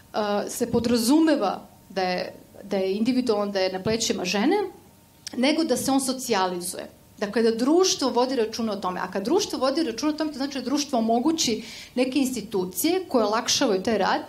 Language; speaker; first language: Serbian; native; Serbian